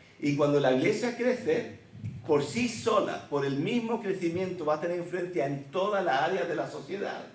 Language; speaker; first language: Spanish; early bilingual, other home language; Swedish